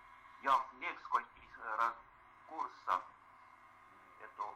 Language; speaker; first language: Russian; non-native, fluent; Estonian